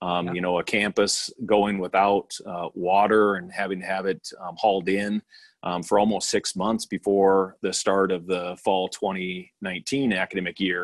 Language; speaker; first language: English; native; English